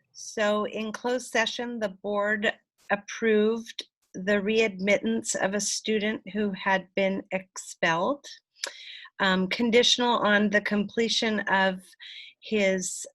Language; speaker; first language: English; native; English